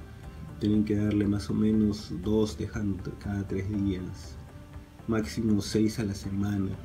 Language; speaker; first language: Spanish; native; Spanish